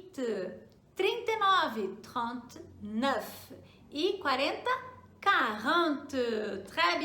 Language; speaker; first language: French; non-native, fluent; Portuguese